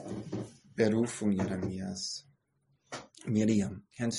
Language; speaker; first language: German; non-native, fluent; English